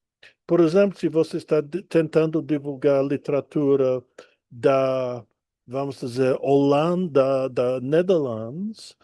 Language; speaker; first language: Portuguese; non-native, fluent; English